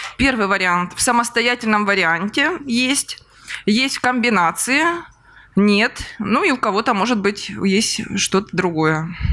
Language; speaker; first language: Russian; native; Russian